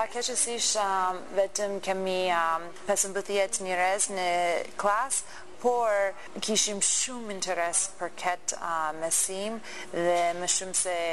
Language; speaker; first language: Albanian; non-native, learner; English